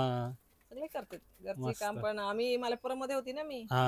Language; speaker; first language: Marathi; non-native, learner; Malayalam